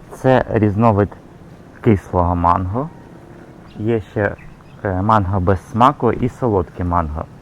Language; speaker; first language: Ukrainian; native; Ukrainian